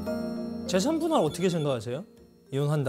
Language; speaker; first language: Korean; native; Korean